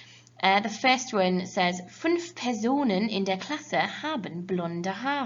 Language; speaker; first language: German; non-native, fluent; English